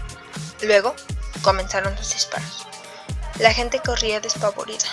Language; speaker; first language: Spanish; native; Spanish